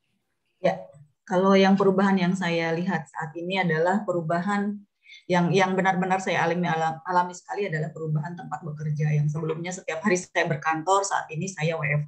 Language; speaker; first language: Indonesian; native; Indonesian